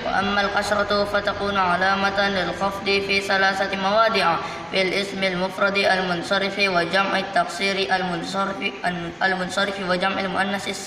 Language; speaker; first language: Arabic; non-native, learner; Indonesian